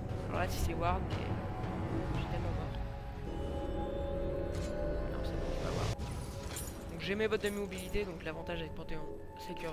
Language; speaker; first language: French; native; French